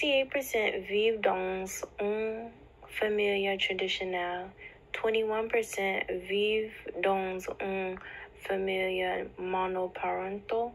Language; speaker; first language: French; non-native, learner; English